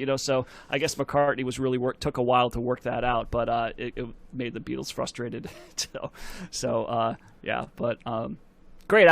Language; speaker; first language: English; native; English